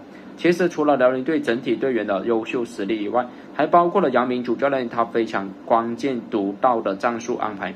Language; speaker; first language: Chinese; native; Chinese